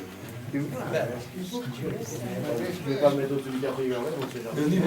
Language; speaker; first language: French; native; French